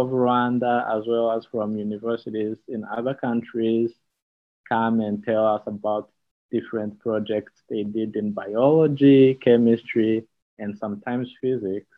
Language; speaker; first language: English; non-native, local second language; Kinyarwanda